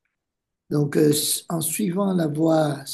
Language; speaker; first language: French; non-native, fluent; Vietnamese